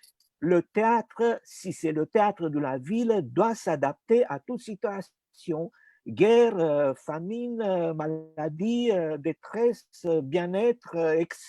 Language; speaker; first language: French; non-native, fluent; Romanian